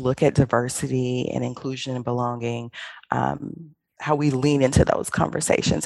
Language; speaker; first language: English; native; English